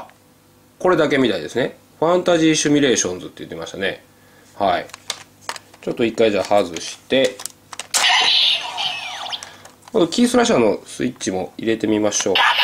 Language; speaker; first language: Japanese; native; Japanese